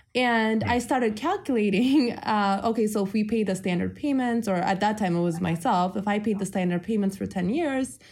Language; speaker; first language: English; early bilingual, other home language; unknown